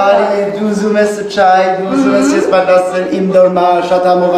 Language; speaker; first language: Armenian; non-native, learner; French